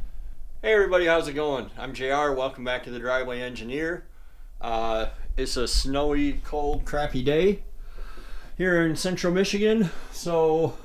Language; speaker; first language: English; native; English